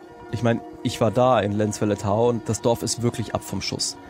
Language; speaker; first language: German; native; German